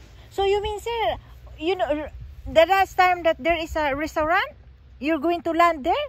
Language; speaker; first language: English; non-native, local second language; Filipino